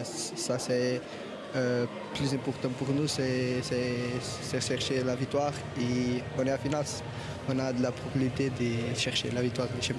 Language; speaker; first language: French; non-native, learner; Portuguese